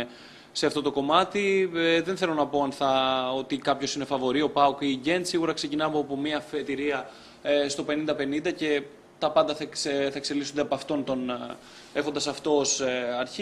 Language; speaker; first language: Greek; native; Greek